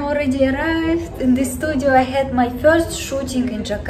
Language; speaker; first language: English; non-native, learner; Russian